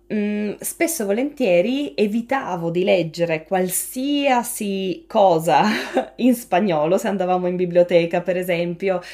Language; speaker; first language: Italian; native; Italian